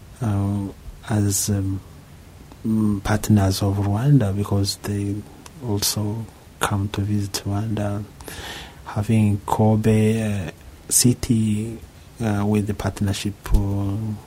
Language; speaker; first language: English; non-native, local second language; Kinyarwanda